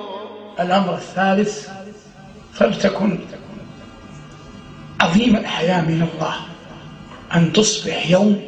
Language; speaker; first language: Arabic; native; Arabic